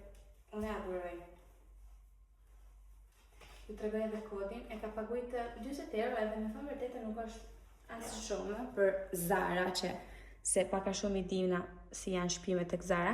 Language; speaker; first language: Albanian; early bilingual, heritage; Albanian